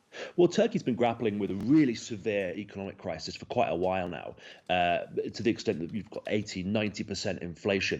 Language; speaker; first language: English; native; English